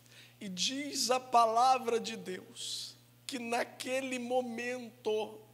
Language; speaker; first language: Portuguese; native; Portuguese